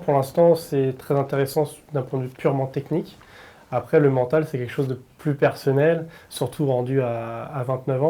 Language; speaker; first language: French; native; French